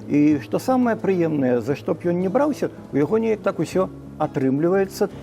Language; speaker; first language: Belarusian; non-native, local second language; Russian